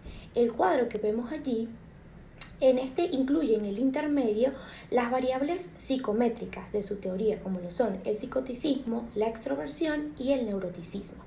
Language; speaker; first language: Spanish; native; Spanish